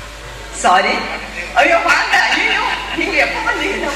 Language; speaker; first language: Tamil; non-native, local second language; Telugu